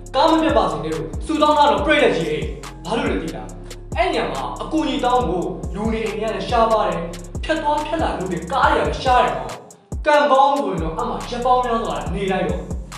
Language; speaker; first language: Burmese; non-native, local second language; Tamil